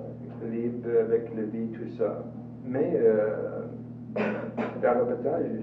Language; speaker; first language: French; non-native, local second language; English